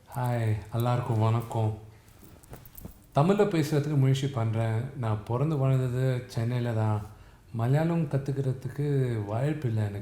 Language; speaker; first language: Tamil; non-native, local second language; Telugu